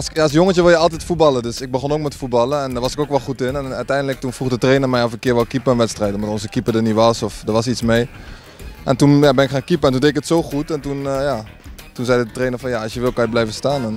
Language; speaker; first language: Dutch; native; Dutch